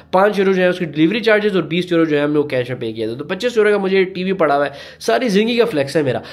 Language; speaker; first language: Urdu; non-native, local second language; Punjabi